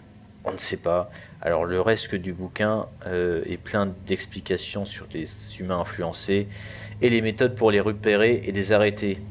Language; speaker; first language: French; native; French